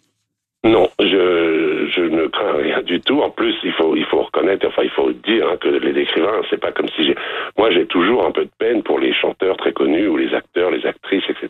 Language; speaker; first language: French; native; French